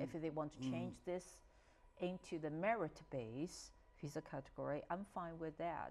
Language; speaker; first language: English; non-native, fluent; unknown